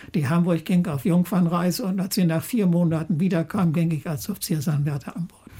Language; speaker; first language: German; native; German